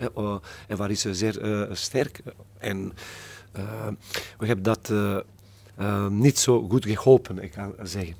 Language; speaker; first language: Dutch; non-native, fluent; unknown